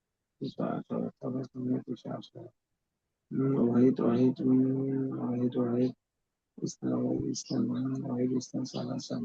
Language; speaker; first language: Arabic; non-native, learner; Bangla